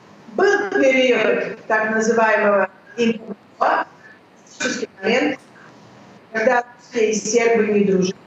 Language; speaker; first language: Russian; early bilingual, heritage; Russian